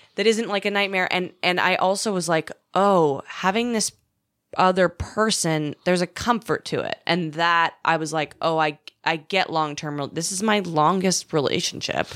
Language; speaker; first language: English; native; English